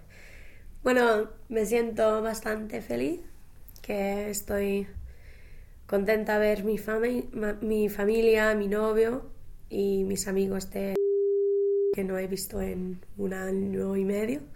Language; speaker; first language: Spanish; non-native, fluent; English